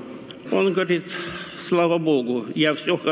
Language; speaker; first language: Russian; non-native, local second language; Romanian